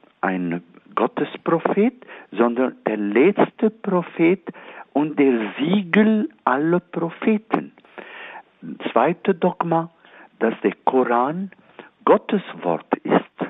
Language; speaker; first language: German; non-native, fluent; Arabic